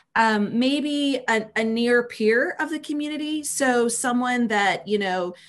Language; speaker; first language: English; native; English